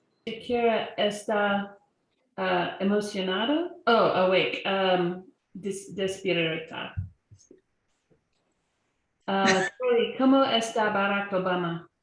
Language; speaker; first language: Spanish; non-native, learner; English